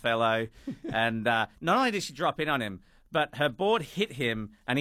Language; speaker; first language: English; native; English